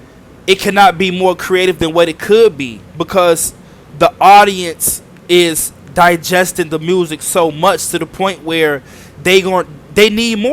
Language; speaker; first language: English; native; English